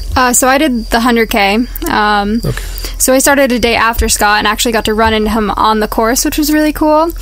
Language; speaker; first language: English; native; English